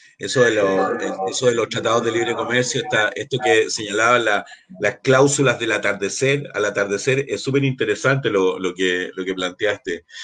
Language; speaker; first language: Spanish; native; Spanish